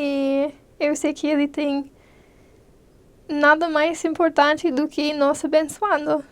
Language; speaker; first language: Portuguese; non-native, fluent; English